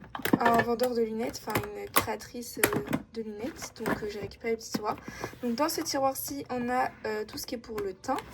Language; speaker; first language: French; native; French